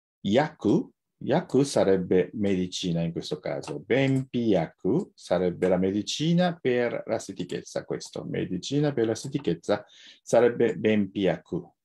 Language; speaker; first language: Italian; non-native, fluent; Japanese